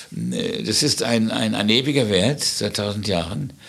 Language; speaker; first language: German; native; German